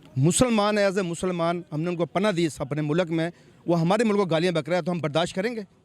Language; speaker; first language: Urdu; non-native, local second language; Punjabi